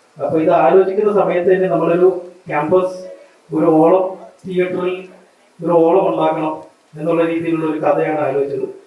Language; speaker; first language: Malayalam; native; Malayalam